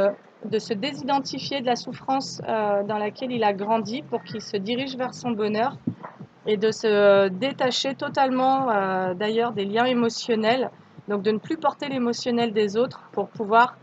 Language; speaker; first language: French; native; French